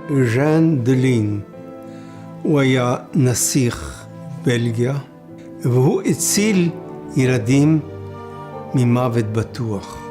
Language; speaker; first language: Hebrew; non-native, fluent; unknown